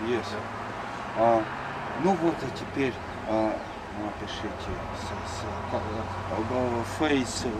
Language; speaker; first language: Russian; native; Russian